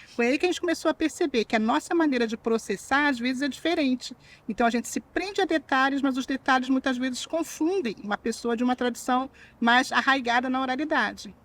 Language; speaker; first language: Portuguese; native; Portuguese